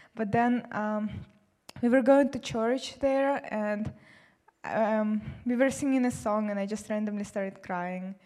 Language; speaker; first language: English; non-native, fluent; Russian